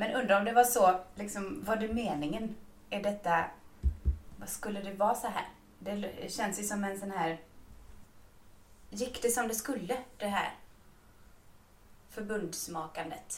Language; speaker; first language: Swedish; native; Swedish